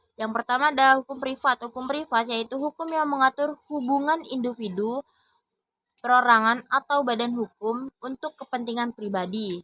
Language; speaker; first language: Indonesian; non-native, local second language; Madurese